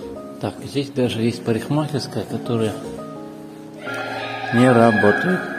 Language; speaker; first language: Russian; non-native, fluent; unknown